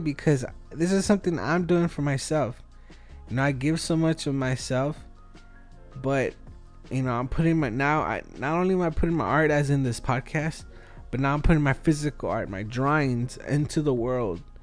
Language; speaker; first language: English; early bilingual, other home language; Spanish